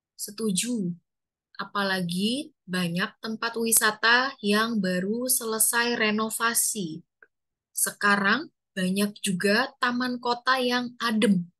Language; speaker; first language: Indonesian; native; Indonesian